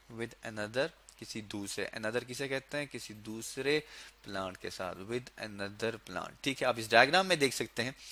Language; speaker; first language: Urdu; native; Urdu